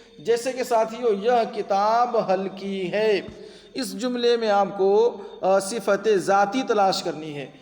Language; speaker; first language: Urdu; native; Urdu